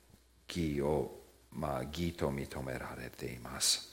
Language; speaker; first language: Japanese; early bilingual, heritage; Japanese